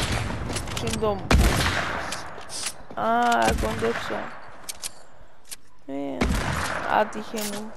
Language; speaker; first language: Greek; native; Greek